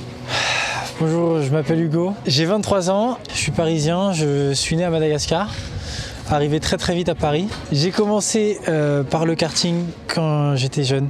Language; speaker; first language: French; native; French